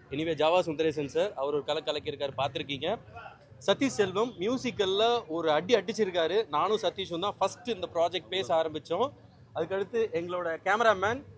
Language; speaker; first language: Tamil; native; Tamil